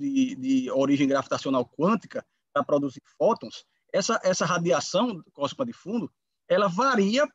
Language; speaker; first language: Portuguese; native; Portuguese